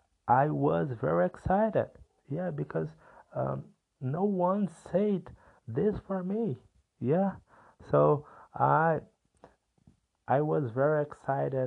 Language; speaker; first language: English; non-native, learner; Portuguese